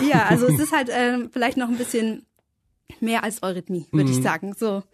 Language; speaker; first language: German; native; German